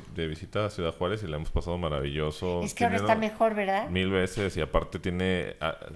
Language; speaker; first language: Spanish; native; Spanish